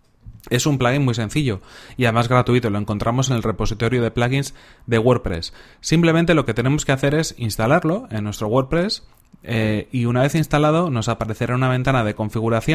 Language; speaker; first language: Spanish; native; Spanish